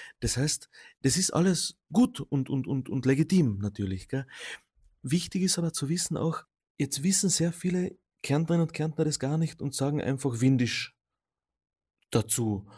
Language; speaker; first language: German; non-native, local second language; Slovenian